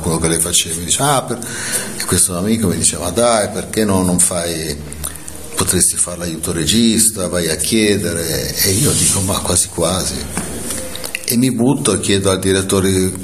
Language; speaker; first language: Italian; native; Italian